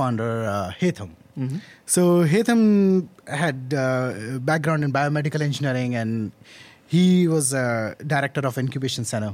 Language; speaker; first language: English; non-native, local second language; Hindi